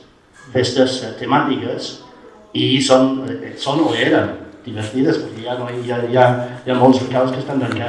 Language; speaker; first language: Catalan; non-native, fluent; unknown